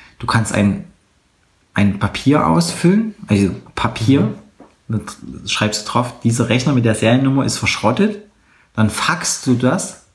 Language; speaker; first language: German; native; German